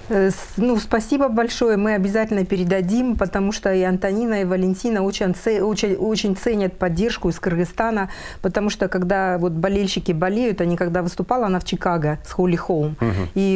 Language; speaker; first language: Russian; native; Russian